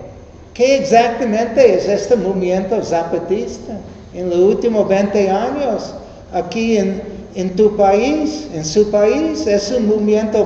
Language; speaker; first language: Spanish; non-native, learner; English